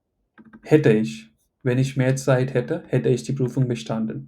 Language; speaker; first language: German; non-native, fluent; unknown